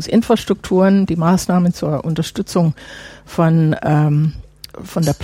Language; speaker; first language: German; non-native, fluent; English